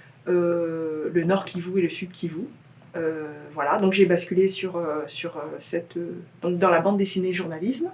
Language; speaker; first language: French; native; French